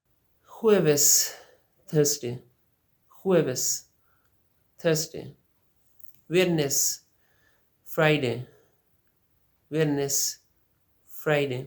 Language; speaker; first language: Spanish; non-native, learner; Urdu